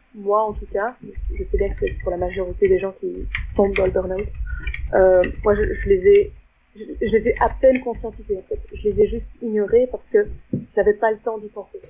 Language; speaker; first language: French; native; French